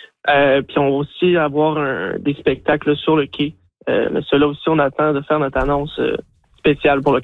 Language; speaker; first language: French; native; French